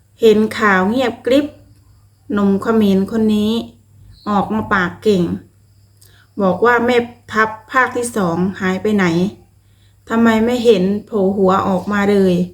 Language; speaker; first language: Thai; non-native, local second language; Lao